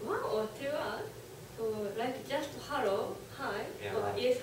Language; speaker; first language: English; non-native, learner; Japanese